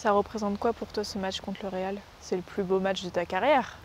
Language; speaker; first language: French; native; French